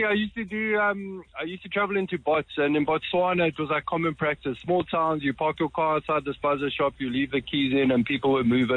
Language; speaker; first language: English; native; English